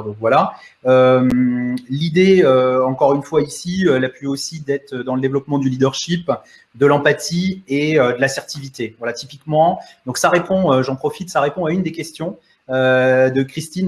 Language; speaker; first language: French; native; French